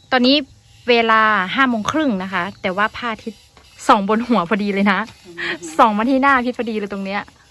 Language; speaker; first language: Thai; non-native, local second language; Karen languages